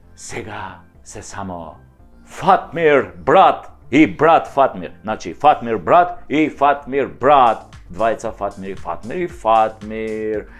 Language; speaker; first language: Macedonian; native; Macedonian